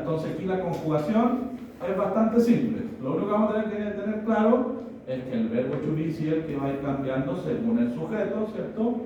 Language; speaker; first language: Spanish; native; Spanish